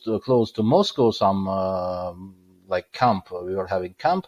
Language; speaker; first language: English; non-native, fluent; Azerbaijani